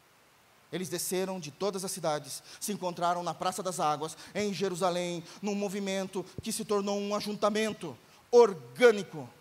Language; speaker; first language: Portuguese; native; Portuguese